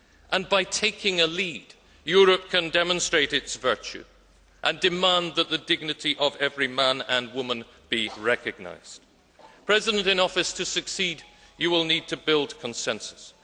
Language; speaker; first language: English; native; English